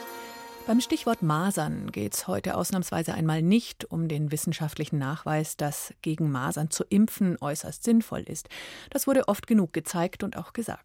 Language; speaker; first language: German; native; German